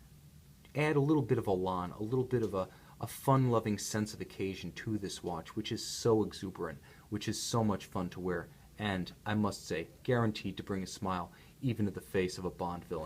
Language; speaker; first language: English; native; English